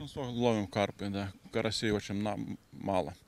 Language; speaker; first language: Russian; non-native, learner; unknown